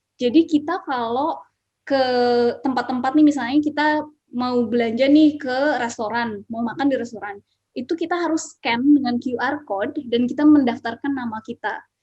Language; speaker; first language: Indonesian; native; Indonesian